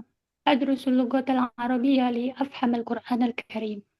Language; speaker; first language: Arabic; non-native, learner; Indonesian